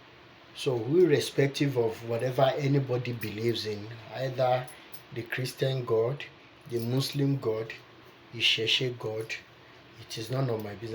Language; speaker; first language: English; non-native, local second language; Yoruba